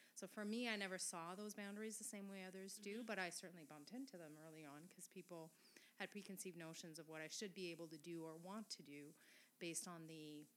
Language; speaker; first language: English; non-native, fluent; French